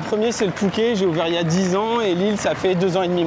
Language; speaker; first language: French; native; French